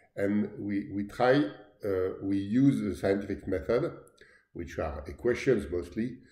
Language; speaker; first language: English; non-native, fluent; French